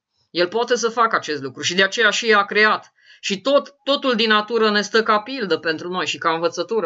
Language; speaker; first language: Romanian; native; Romanian